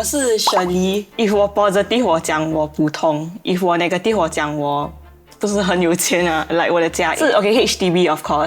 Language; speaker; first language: Chinese; non-native, local second language; English